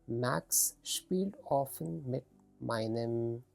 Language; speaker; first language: German; non-native, learner; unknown